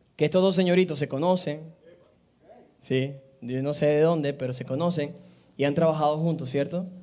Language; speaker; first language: Spanish; native; Spanish